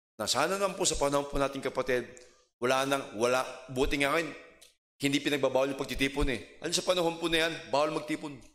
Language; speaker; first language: Filipino; non-native, local second language; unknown